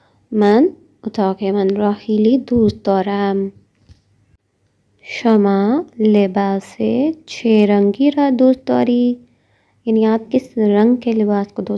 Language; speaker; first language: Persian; non-native, fluent; Urdu